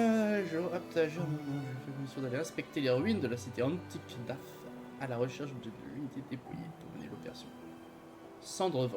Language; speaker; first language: French; native; French